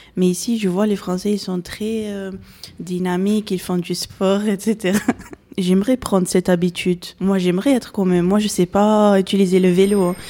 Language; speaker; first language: French; non-native, fluent; Portuguese